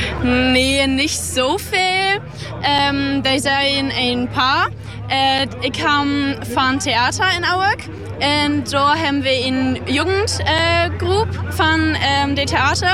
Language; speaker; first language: Dutch; non-native, learner; German